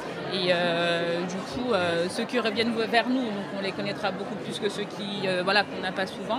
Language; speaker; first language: French; native; French